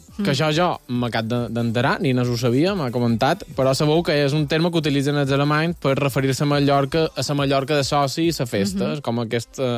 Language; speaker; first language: Catalan; native; Catalan